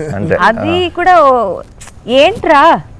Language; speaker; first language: Telugu; non-native, learner; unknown